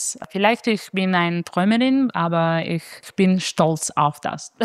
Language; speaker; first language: German; non-native, fluent; Italian